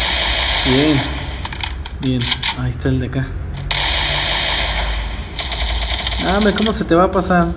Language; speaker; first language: Spanish; native; Spanish